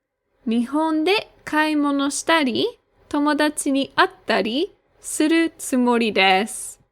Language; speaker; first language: Japanese; non-native, fluent; English